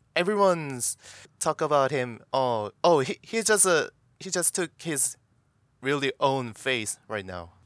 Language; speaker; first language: English; non-native, learner; Korean